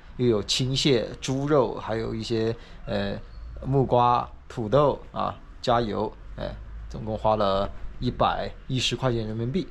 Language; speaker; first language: Chinese; native; Chinese